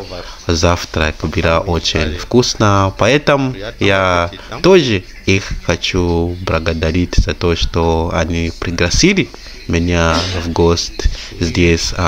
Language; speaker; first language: Russian; non-native, fluent; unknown